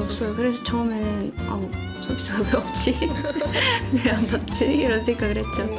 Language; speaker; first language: Korean; non-native, fluent; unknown